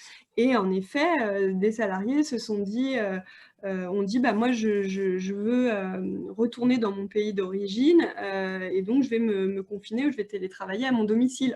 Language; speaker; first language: French; native; French